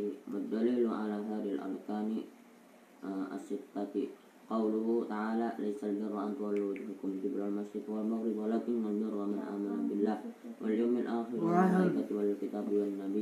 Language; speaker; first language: Arabic; non-native, learner; Indonesian